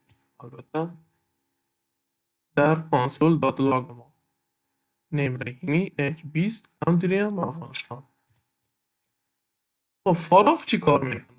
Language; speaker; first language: Persian; native; Persian